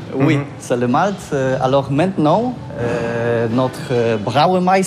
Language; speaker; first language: French; non-native, learner; Polish